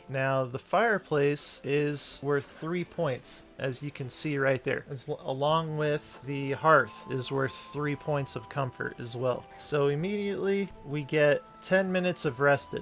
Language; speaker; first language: English; native; English